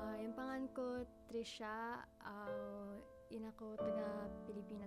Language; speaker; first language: Filipino; non-native, local second language; Cebuano